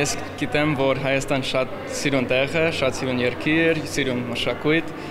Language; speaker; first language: Armenian; non-native, learner; English